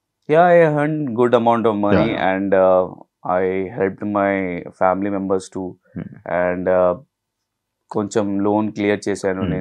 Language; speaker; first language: Telugu; non-native, local second language; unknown